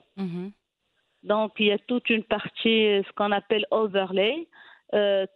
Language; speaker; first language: French; non-native, local second language; Arabic